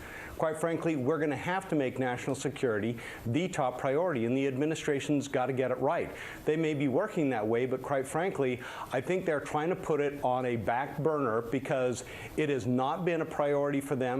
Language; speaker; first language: English; native; English